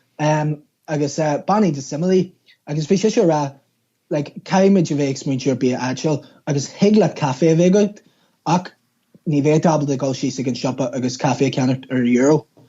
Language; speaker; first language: Irish; non-native, local second language; English